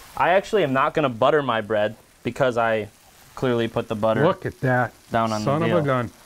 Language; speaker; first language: English; native; English